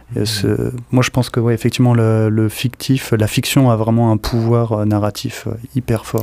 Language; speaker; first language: French; native; French